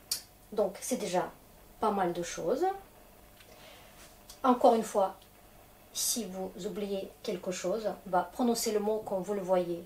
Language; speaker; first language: French; non-native, fluent; Russian